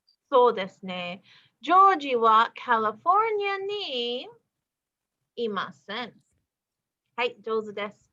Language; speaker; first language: Japanese; non-native, fluent; English